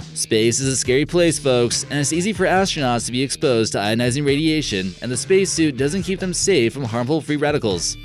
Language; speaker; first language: English; native; English